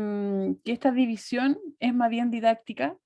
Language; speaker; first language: Spanish; native; Spanish